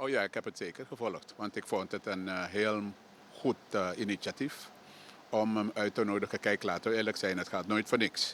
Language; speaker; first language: Dutch; native; Dutch